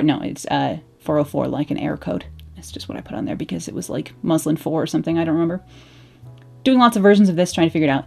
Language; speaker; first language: English; native; English